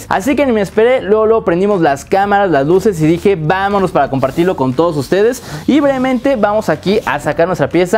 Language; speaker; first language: Spanish; native; Spanish